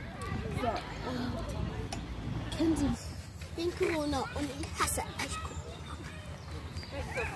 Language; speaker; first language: German; early bilingual, other home language; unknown